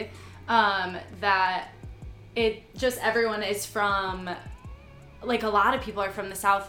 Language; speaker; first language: English; native; English